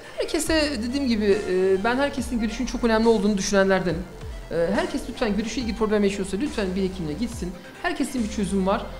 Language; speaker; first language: Turkish; early bilingual, heritage; Turkish